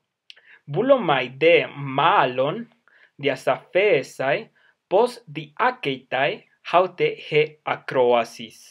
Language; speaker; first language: Greek; non-native, fluent; Spanish